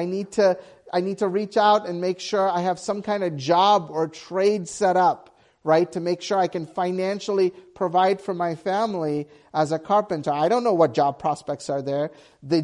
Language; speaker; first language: English; non-native, local second language; Tamil